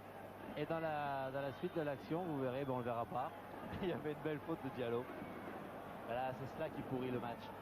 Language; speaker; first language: French; native; French